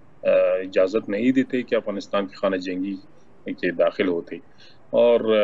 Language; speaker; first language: Hindi; non-native, learner; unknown